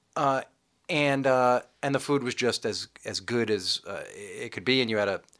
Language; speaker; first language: English; native; English